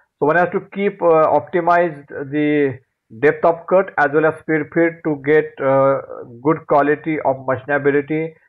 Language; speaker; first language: English; non-native, local second language; Marathi